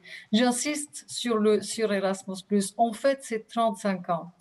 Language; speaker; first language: French; non-native, fluent; Bulgarian